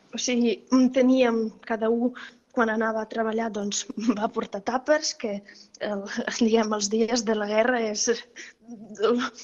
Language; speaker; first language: Catalan; non-native, fluent; Ukrainian